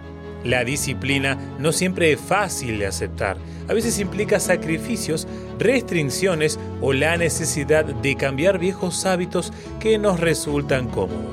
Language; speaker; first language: Spanish; native; Spanish